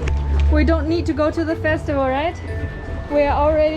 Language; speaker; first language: English; non-native, fluent; Chinese